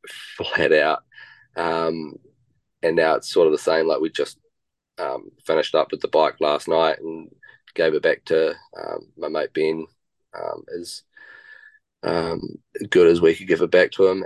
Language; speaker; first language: English; native; English